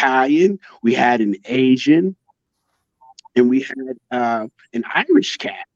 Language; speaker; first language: English; native; English